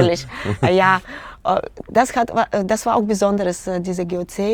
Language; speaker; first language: German; non-native, learner; Russian